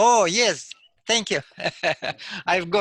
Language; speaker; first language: English; non-native, learner; Russian